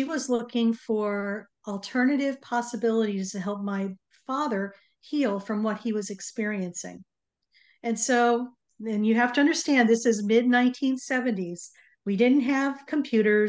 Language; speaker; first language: English; native; English